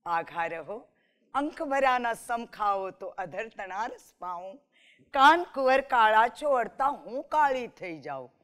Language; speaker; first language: Gujarati; non-native, local second language; Marathi